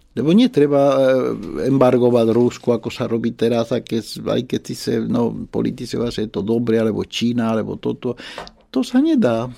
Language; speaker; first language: Slovak; non-native, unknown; Spanish